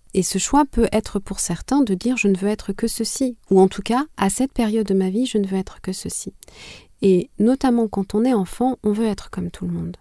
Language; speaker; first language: French; non-native, local second language; Kinyarwanda